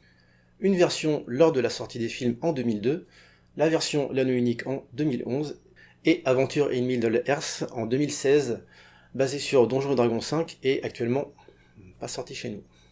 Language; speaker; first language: French; native; French